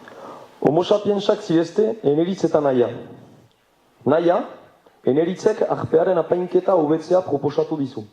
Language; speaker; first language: Basque; native; Basque